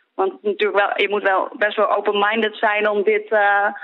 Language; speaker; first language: Dutch; early bilingual, other home language; Greek